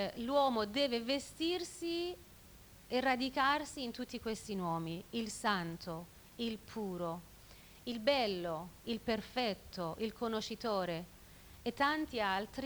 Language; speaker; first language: Italian; non-native, fluent; Persian